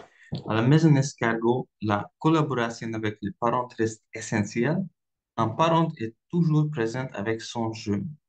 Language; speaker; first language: French; non-native, fluent; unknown